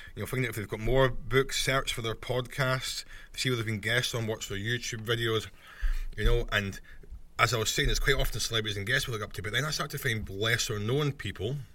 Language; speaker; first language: English; native; English